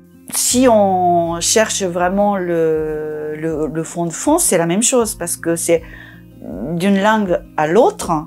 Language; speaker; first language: French; non-native, fluent; Japanese